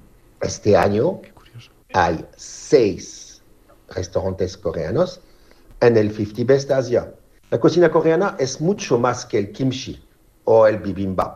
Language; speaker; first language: Spanish; non-native, fluent; French